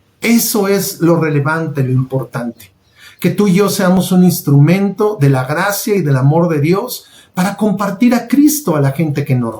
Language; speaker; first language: Spanish; native; Spanish